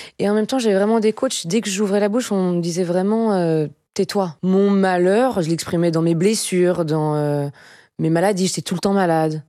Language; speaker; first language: French; native; French